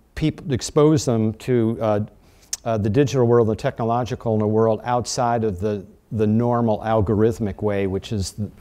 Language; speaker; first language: English; native; English